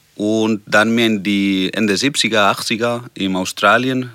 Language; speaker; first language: German; non-native, fluent; Spanish